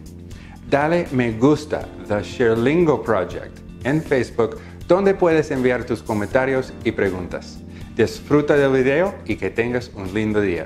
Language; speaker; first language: Spanish; non-native, fluent; English